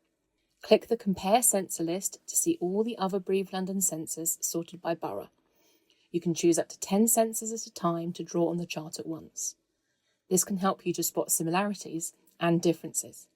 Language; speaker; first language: English; native; English